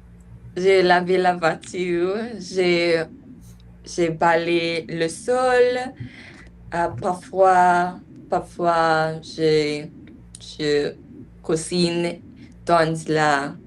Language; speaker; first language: French; non-native, learner; English